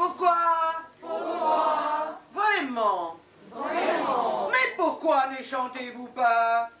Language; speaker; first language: French; non-native, learner; Russian